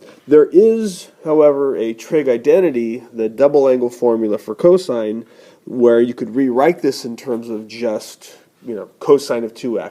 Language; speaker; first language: English; native; English